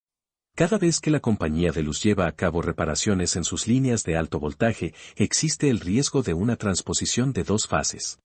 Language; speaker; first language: Spanish; native; Spanish